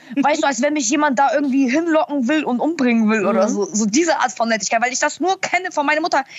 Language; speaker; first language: German; early bilingual, other home language; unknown